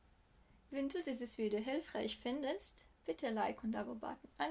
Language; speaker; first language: German; non-native, fluent; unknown